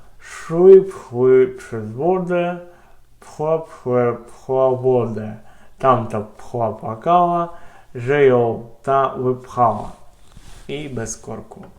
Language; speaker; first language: Polish; non-native, learner; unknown